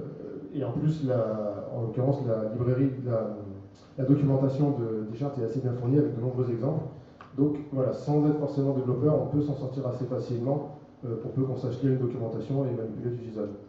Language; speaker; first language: French; native; French